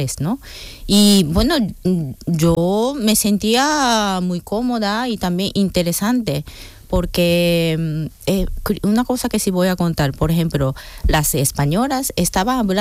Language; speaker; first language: Spanish; non-native, fluent; Japanese